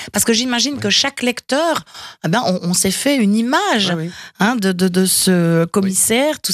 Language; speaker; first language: French; native; French